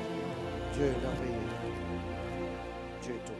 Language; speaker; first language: French; non-native, local second language; Lingala